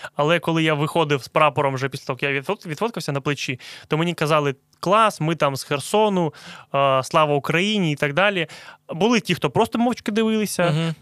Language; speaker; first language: Ukrainian; non-native, local second language; Russian